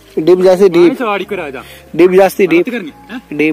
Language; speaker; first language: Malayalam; non-native, learner; Hindi